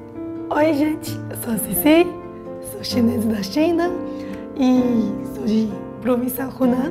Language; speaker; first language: Portuguese; non-native, fluent; Chinese